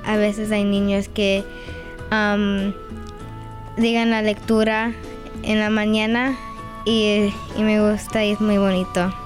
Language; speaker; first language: Spanish; early bilingual, other home language; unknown